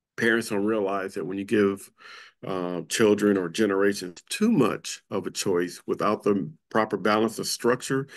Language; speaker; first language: English; native; English